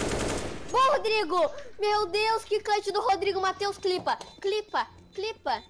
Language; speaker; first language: Portuguese; native; Portuguese